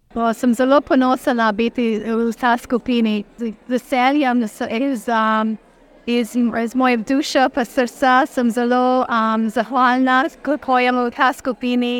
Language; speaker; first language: Slovenian; early bilingual, heritage; Slovenian